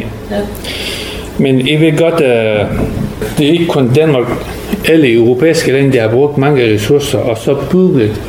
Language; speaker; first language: Danish; non-native, learner; Persian